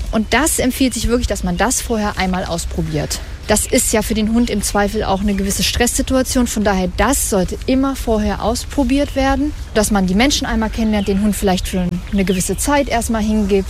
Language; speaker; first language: German; native; German